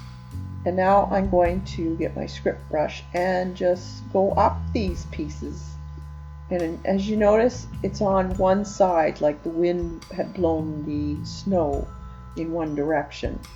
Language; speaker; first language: English; native; English